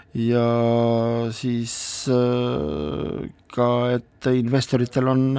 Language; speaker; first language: Estonian; non-native, local second language; Russian